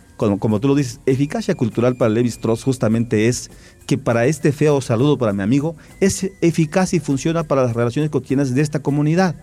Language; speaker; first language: Spanish; non-native, local second language; Tzeltal